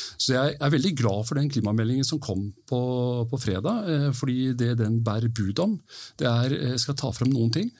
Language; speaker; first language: Norwegian; early bilingual, heritage; Norwegian